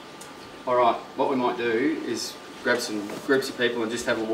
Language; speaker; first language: English; native; English